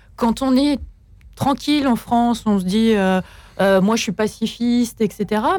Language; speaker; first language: French; native; French